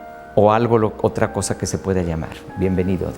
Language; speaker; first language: Spanish; native; Spanish